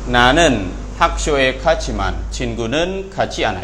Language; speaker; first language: Korean; non-native, fluent; Khmer